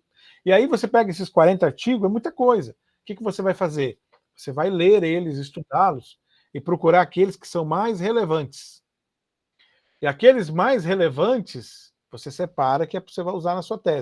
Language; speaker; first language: Portuguese; native; Portuguese